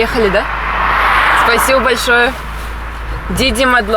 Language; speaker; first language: Russian; native; Russian